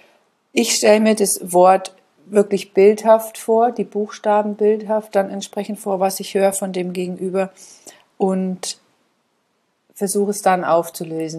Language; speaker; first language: German; native; German